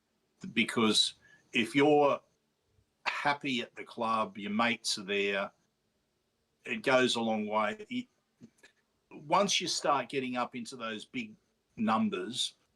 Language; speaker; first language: English; native; English